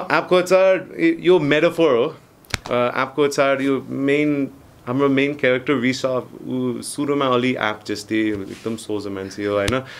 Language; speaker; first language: Nepali; non-native, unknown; English